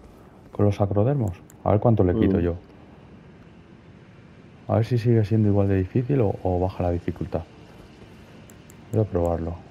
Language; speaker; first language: Spanish; native; Spanish